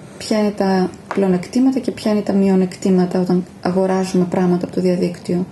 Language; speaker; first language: Greek; native; Greek